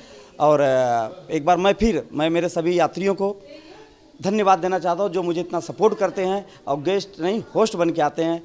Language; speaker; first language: Hindi; native; Hindi